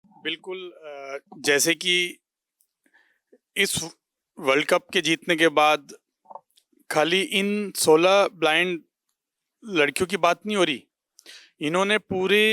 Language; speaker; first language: Hindi; native; Hindi